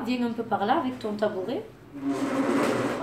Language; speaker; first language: French; native; French